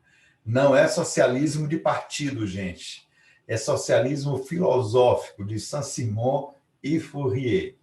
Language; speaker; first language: Portuguese; native; Portuguese